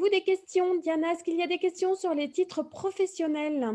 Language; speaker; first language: French; native; French